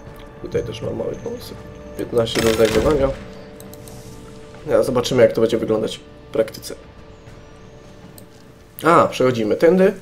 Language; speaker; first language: Polish; native; Polish